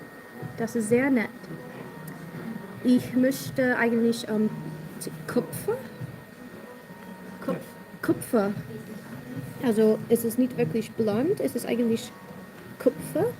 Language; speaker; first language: German; non-native, learner; English